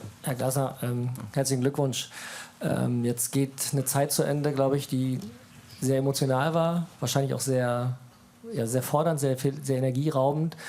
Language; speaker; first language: German; native; German